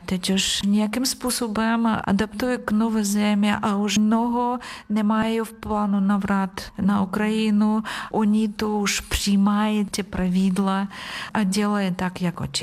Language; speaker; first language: Czech; non-native, learner; Ukrainian